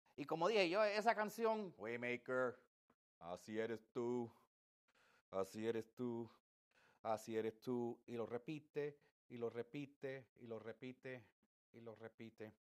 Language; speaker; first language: Spanish; early bilingual, heritage; English